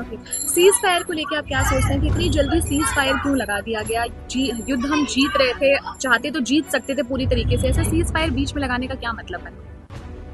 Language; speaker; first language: Hindi; native; Hindi